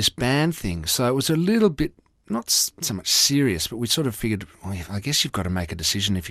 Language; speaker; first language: English; native; English